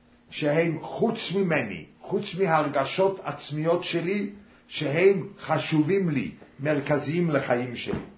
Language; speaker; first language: Hebrew; non-native, fluent; English